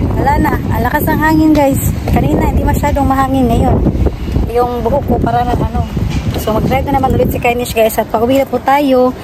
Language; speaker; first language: Filipino; non-native, local second language; Cebuano